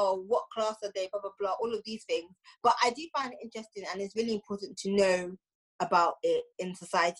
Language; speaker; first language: English; native; English